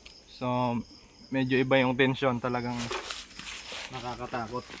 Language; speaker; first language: Filipino; native; Filipino